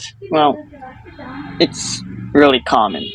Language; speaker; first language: English; non-native, fluent; Japanese